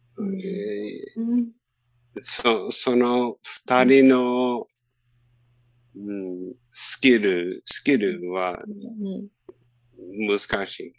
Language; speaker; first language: Japanese; non-native, learner; English